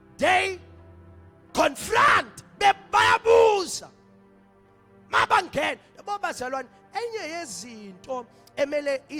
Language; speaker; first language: Zulu; native; Zulu